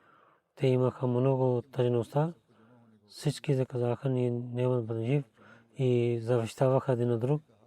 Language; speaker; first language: Bulgarian; non-native, learner; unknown